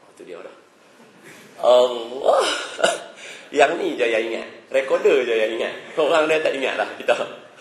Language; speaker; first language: Malay; native; Malay